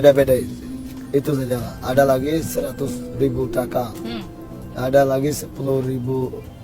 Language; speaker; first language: Indonesian; non-native, learner; Rohingya